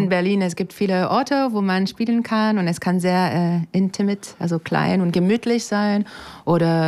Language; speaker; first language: German; non-native, fluent; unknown